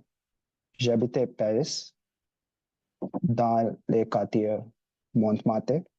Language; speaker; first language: French; non-native, learner; Hindi